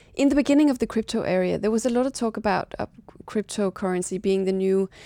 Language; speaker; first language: English; non-native, fluent; Danish